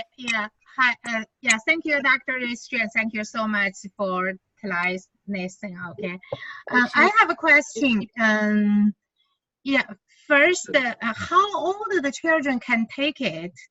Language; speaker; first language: English; non-native, learner; Chinese